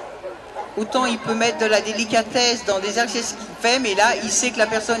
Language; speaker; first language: French; native; French